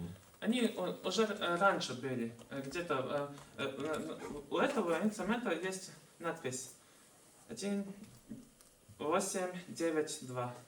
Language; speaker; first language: Russian; non-native, local second language; Latvian